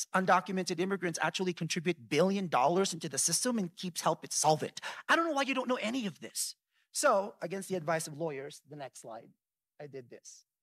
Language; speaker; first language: English; early bilingual, other home language; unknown